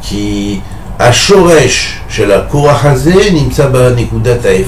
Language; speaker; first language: Hebrew; non-native, fluent; French